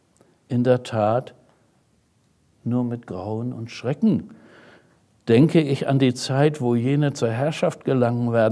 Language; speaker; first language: German; native; German